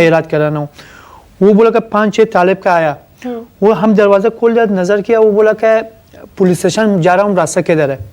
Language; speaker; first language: Hindi; non-native, learner; Persian